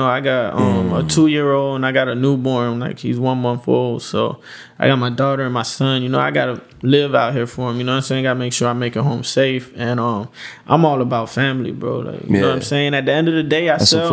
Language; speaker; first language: English; native; English